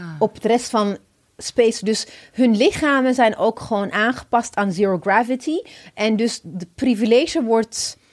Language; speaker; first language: Dutch; non-native, fluent; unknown